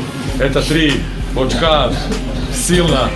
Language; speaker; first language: Russian; non-native, fluent; Serbian